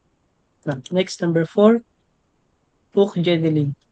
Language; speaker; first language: Arabic; non-native, fluent; Filipino